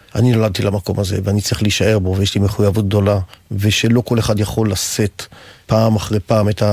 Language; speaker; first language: Hebrew; native; Hebrew